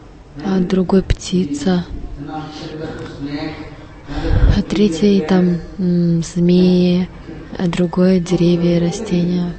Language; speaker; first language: Russian; non-native, learner; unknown